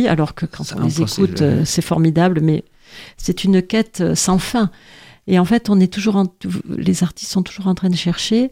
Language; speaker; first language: French; native; French